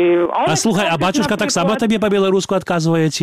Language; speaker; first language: Polish; non-native, local second language; Belarusian